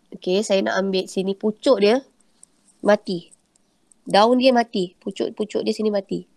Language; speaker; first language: Malay; native; Malay